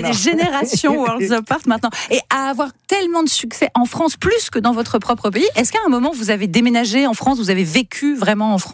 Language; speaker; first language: French; native; French